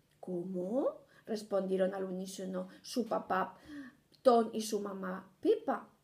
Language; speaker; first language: Spanish; native; Spanish